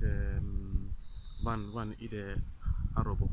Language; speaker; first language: Hungarian; non-native, learner; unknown